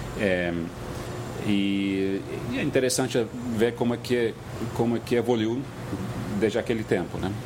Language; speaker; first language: Portuguese; non-native, fluent; English